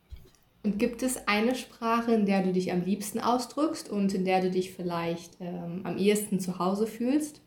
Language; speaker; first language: German; native; German